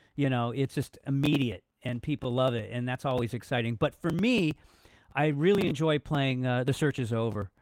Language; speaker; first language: English; native; English